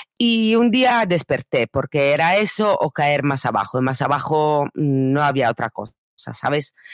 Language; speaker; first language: Spanish; non-native, fluent; Italian